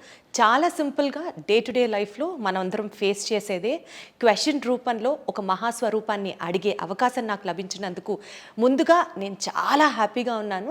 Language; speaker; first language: Telugu; native; Telugu